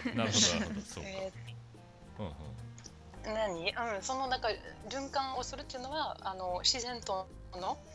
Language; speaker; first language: Japanese; non-native, fluent; French